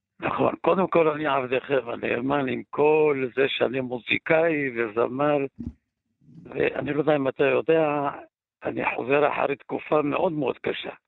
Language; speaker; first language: Hebrew; native; Hebrew